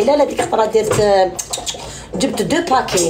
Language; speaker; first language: Arabic; native; Arabic